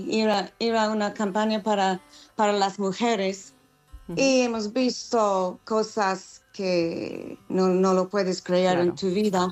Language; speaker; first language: Spanish; non-native, fluent; English